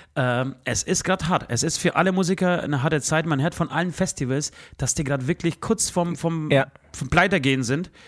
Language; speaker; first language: German; early bilingual, other home language; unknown